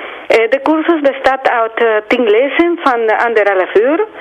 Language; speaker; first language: Dutch; non-native, learner; Spanish